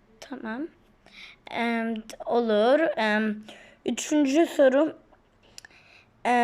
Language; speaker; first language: Turkish; non-native, learner; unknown